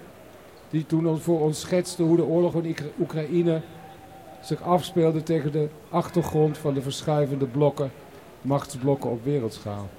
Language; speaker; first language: Dutch; native; Dutch